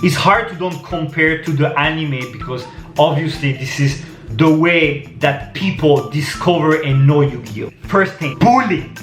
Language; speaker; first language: English; non-native, fluent; French